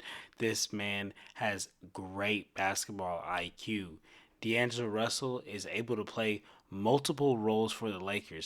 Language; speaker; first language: English; native; English